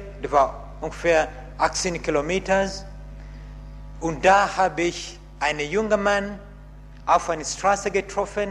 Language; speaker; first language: German; non-native, learner; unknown